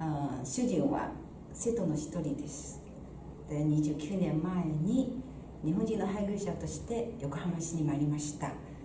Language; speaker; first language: Japanese; non-native, fluent; Chinese